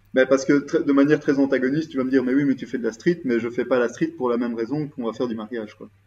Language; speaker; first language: French; native; French